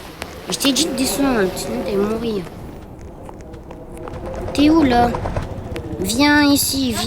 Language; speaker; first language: French; native; French